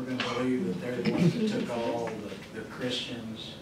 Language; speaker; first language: English; native; English